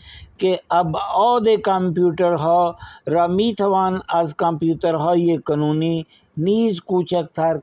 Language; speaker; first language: Persian; non-native, fluent; Urdu